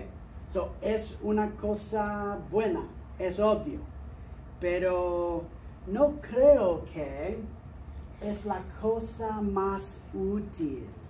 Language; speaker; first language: Spanish; non-native, fluent; English